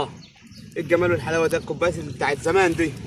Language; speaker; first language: Arabic; native; Arabic